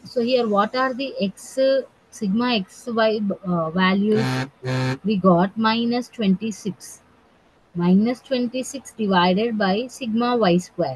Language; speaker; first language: English; non-native, local second language; Telugu